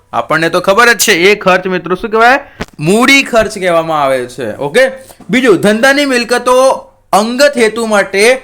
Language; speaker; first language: Gujarati; non-native, local second language; Marathi